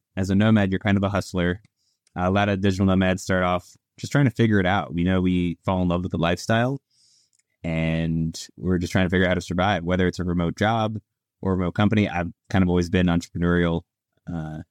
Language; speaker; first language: English; early bilingual, other home language; Italian